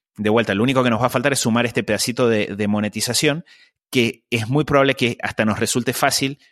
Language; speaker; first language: Spanish; native; Spanish